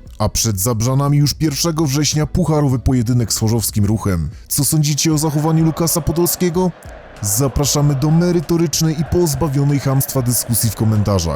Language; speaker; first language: Polish; native; Polish